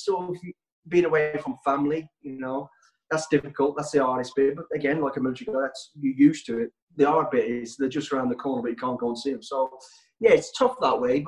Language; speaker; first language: English; native; English